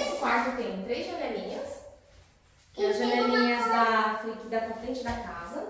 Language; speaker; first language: Portuguese; native; Portuguese